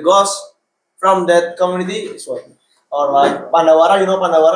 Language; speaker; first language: English; non-native, learner; Indonesian